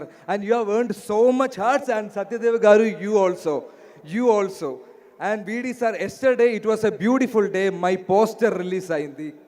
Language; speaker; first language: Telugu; non-native, learner; Malayalam